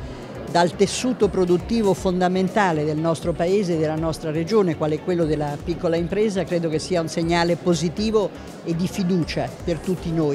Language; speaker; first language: Italian; native; Italian